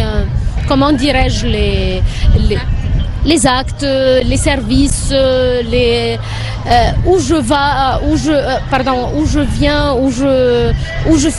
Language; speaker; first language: French; non-native, learner; Arabic